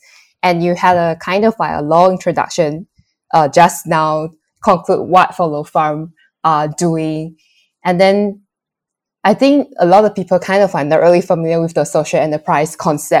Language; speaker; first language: English; non-native, local second language; Chinese